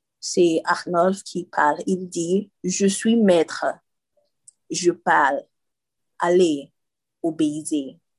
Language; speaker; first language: French; non-native, learner; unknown